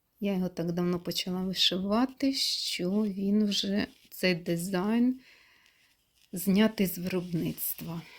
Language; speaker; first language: Ukrainian; non-native, local second language; Russian